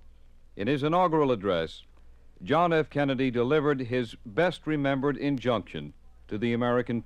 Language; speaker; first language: English; native; English